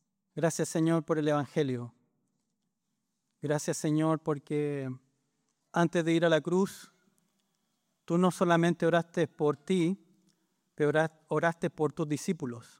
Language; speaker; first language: Spanish; native; Spanish